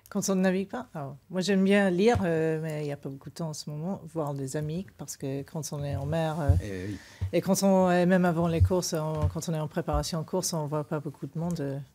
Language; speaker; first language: French; non-native, fluent; English